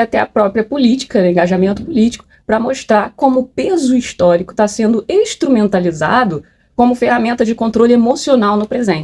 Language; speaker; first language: Portuguese; native; Portuguese